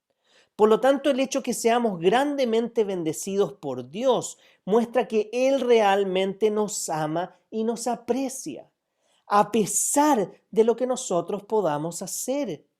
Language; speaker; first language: Spanish; native; Spanish